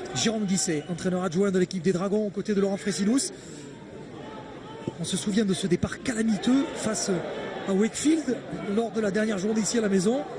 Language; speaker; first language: French; native; French